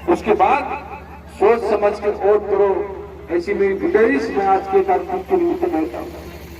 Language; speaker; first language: Hindi; non-native, local second language; Marathi